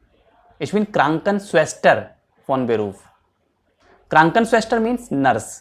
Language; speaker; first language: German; non-native, fluent; Hindi